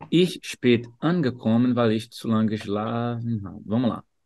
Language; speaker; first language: German; non-native, fluent; Portuguese